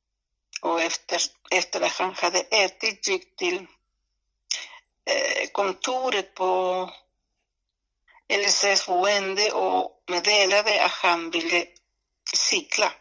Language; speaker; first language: Swedish; non-native, fluent; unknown